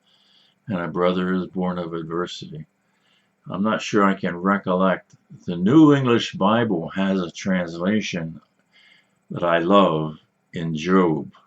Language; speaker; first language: English; native; English